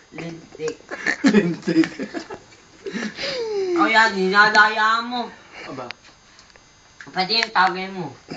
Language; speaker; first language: Filipino; native; Filipino